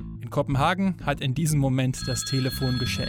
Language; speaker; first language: German; native; German